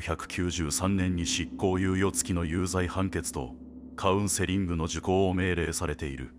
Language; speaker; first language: Japanese; native; Japanese